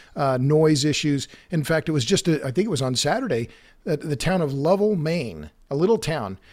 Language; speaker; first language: English; native; English